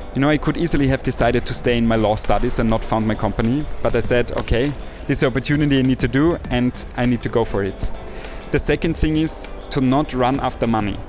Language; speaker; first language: English; non-native, fluent; German